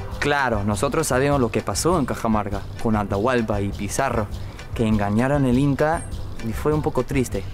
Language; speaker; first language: Spanish; non-native, fluent; English